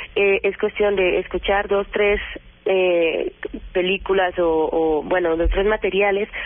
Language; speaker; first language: Spanish; native; Spanish